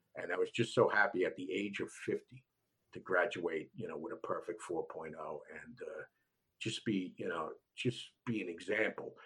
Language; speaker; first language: English; native; English